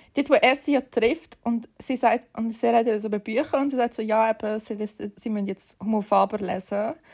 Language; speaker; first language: German; native; German